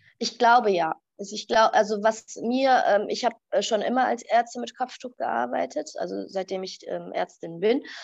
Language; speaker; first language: German; early bilingual, other home language; Arabic